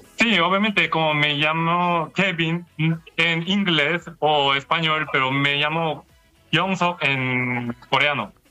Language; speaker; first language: Spanish; non-native, fluent; Korean